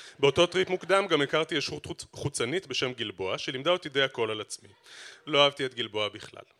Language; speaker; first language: Hebrew; native; Hebrew